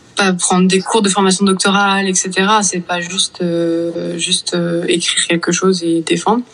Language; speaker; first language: French; native; French